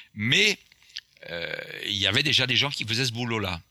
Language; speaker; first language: French; non-native, local second language; Guadeloupean Creole French